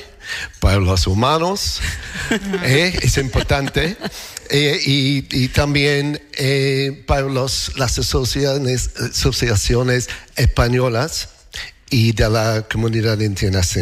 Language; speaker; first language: Spanish; non-native, fluent; English